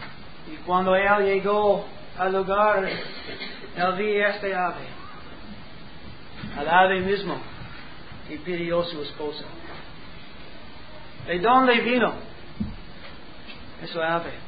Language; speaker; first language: Spanish; non-native, learner; English